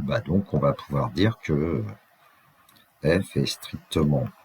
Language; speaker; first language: French; native; French